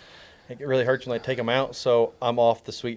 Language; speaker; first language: English; native; English